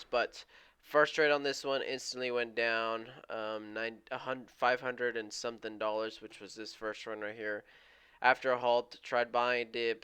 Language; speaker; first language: English; native; English